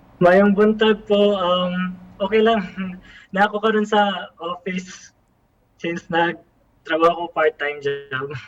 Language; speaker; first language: Cebuano; native; Cebuano